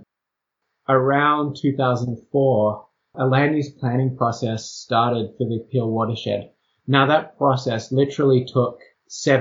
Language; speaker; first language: English; native; English